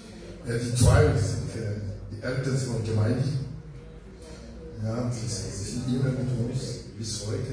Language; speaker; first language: German; non-native, learner; French